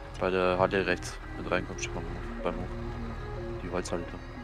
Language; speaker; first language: German; native; German